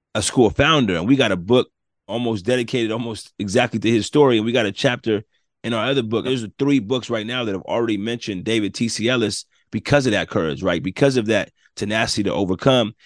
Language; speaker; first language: English; native; English